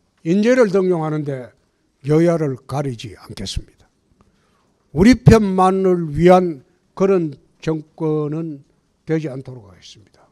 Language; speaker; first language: Korean; native; Korean